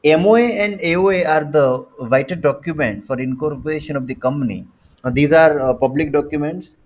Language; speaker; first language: English; non-native, local second language; Gujarati